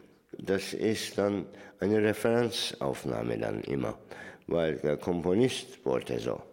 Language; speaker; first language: German; non-native, fluent; Turkish